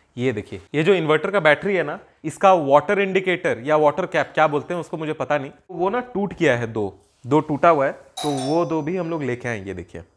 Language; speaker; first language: Hindi; native; Hindi